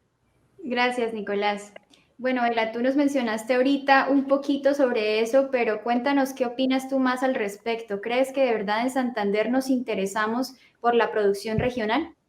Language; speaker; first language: Spanish; native; Spanish